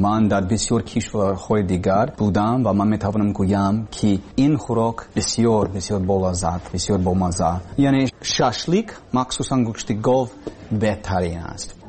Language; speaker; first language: Persian; non-native, learner; English